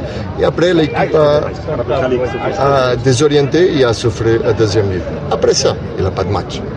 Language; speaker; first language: French; non-native, learner; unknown